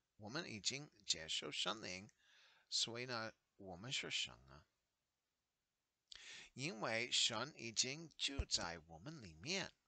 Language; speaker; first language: Chinese; non-native, learner; English